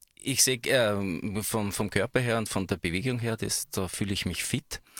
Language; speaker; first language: German; native; German